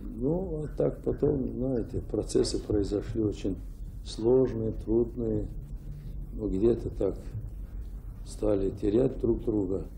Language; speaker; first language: Russian; non-native, local second language; Azerbaijani